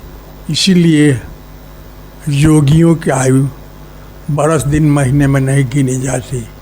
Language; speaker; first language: Hindi; native; Hindi